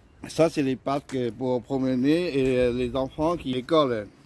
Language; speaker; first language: French; non-native, learner; Hmong